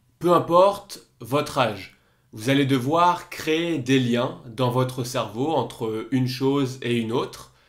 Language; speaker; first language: French; native; French